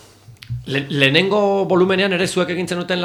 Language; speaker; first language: Basque; native; Basque